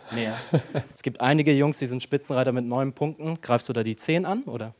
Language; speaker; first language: German; native; German